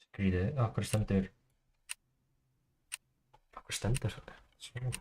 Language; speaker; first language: Icelandic; non-native, learner; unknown